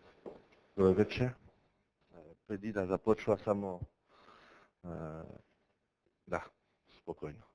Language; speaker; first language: Bulgarian; non-native, learner; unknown